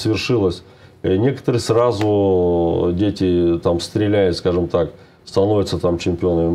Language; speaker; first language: Russian; native; Russian